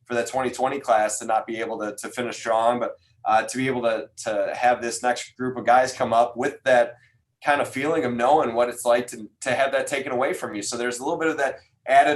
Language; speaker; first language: English; native; English